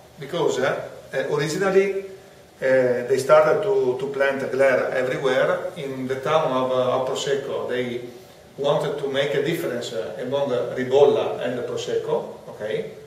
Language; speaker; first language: English; non-native, fluent; Italian